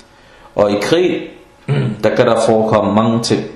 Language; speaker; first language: Danish; early bilingual, other home language; Arabic